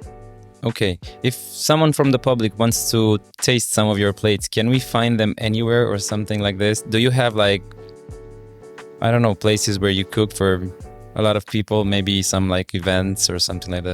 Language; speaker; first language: English; non-native, fluent; Romanian